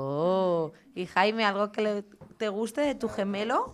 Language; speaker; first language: Spanish; native; Spanish